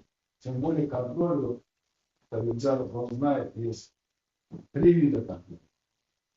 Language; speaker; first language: Russian; non-native, local second language; Uzbek